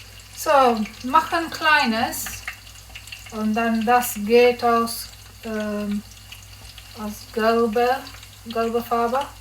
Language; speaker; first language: German; non-native, learner; English